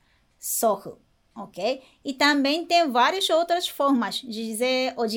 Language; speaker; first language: Portuguese; non-native, fluent; Japanese